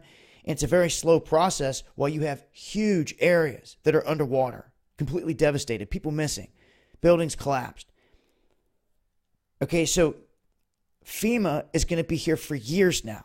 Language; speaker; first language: English; native; English